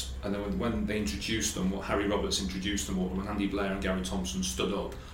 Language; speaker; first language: English; native; English